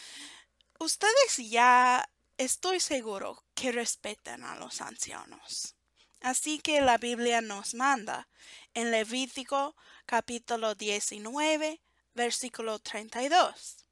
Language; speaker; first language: Spanish; non-native, fluent; English